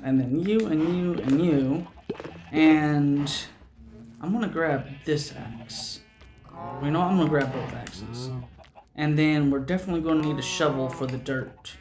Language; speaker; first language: English; native; English